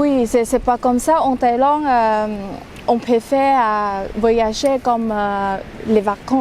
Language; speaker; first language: French; non-native, learner; Thai